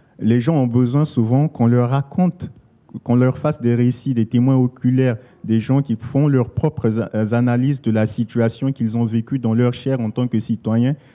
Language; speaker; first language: French; non-native, local second language; Sango